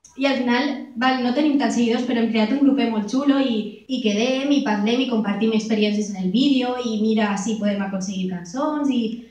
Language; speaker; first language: Catalan; non-native, local second language; Spanish